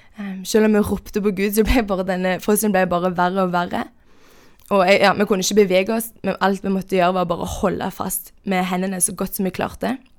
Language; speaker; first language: Norwegian; native; Norwegian